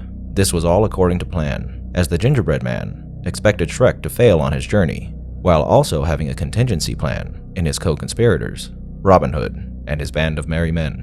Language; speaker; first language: English; native; English